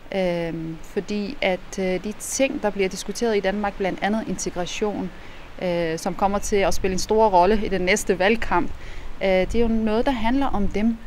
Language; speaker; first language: Danish; non-native, fluent; Arabic